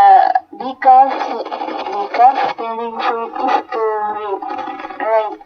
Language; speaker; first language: English; non-native, learner; Indonesian